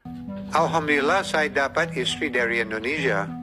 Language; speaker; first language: Indonesian; non-native, fluent; English